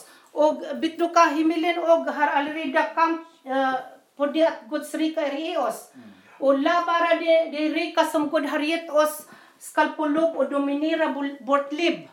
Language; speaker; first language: Swedish; non-native, learner; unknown